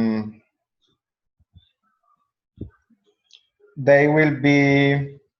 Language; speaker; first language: English; non-native, learner; Spanish